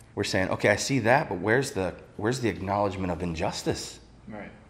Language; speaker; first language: English; native; English